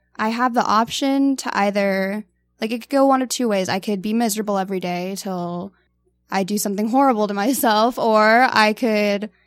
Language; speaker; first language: English; native; English